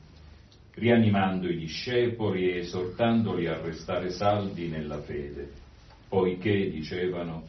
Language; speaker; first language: Italian; native; Italian